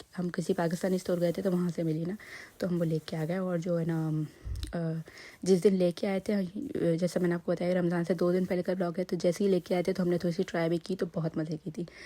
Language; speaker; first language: Urdu; native; Urdu